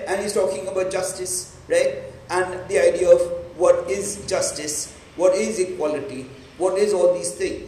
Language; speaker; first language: English; non-native, local second language; Marathi